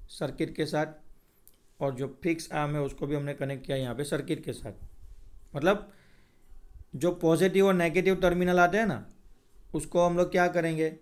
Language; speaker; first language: Hindi; non-native, local second language; Gujarati